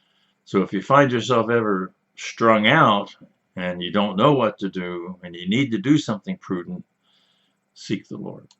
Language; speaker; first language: English; native; English